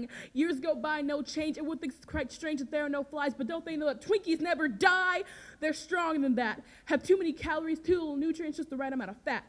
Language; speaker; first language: English; native; English